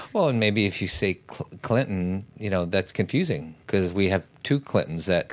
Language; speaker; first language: English; native; English